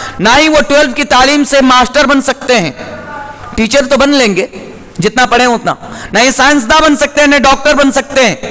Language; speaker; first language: Urdu; native; Urdu